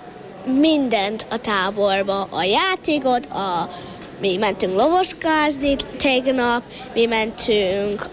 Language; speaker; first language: Hungarian; early bilingual, heritage; English